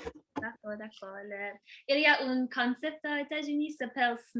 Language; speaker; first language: French; non-native, learner; English